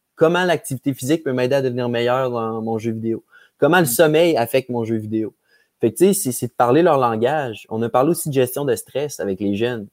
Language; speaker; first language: French; native; French